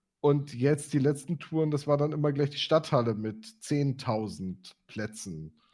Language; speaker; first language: German; native; German